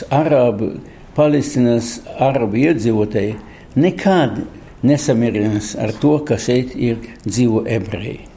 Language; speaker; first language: Latvian; non-native, local second language; Russian